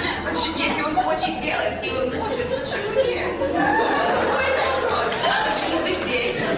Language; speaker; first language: Russian; early bilingual, other home language; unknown